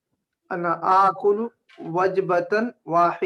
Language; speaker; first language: Arabic; non-native, learner; Urdu